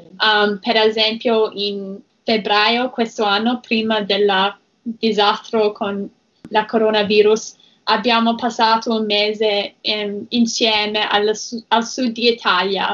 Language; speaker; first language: Italian; non-native, learner; English